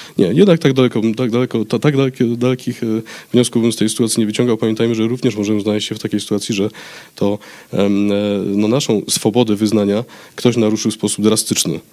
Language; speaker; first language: Polish; native; Polish